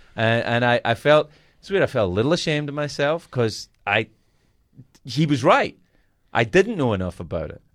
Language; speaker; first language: English; native; English